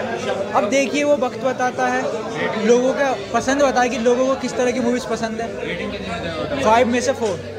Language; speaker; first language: Hindi; native; Hindi